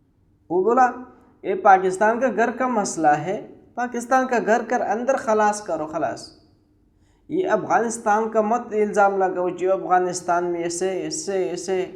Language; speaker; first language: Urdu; non-native, learner; Pashto